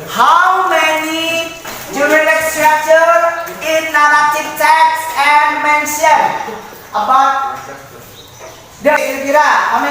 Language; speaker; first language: English; non-native, learner; Indonesian